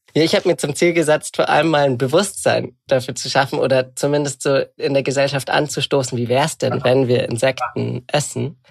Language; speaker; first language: German; native; German